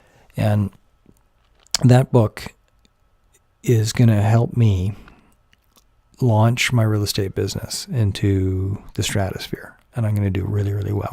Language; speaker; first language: English; native; English